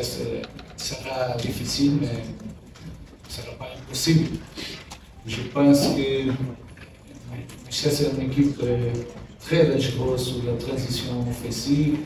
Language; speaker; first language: French; non-native, learner; Portuguese